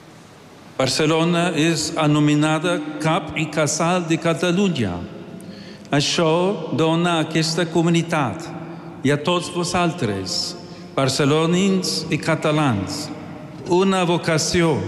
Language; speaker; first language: Catalan; non-native, learner; English